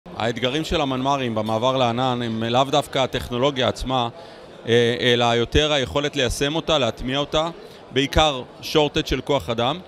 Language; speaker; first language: Hebrew; native; Hebrew